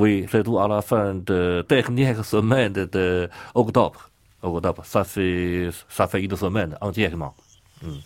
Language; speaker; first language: French; non-native, learner; Chinese